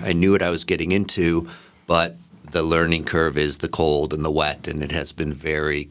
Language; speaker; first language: English; native; English